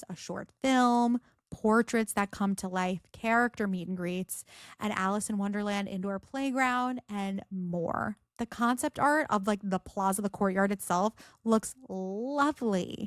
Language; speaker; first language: English; native; English